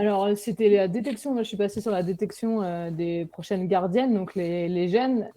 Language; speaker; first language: French; native; French